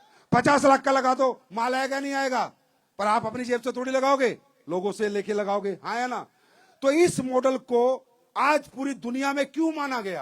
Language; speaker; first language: Hindi; native; Hindi